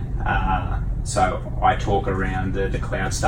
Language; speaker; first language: English; native; English